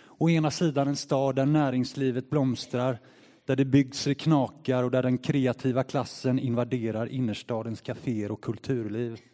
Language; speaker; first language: Swedish; native; Swedish